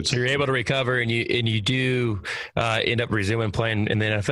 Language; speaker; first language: English; native; English